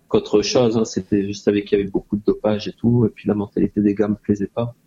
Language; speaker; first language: French; native; French